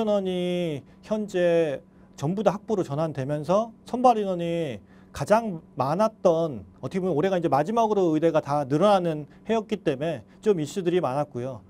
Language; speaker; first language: Korean; native; Korean